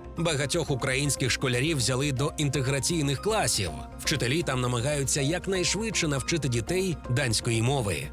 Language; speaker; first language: Ukrainian; native; Ukrainian